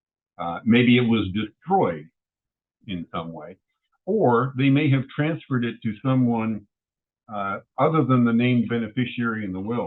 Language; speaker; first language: English; native; English